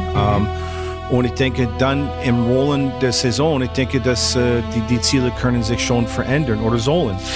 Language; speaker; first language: German; non-native, fluent; English